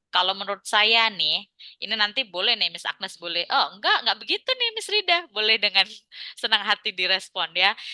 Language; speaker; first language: Indonesian; non-native, local second language; Javanese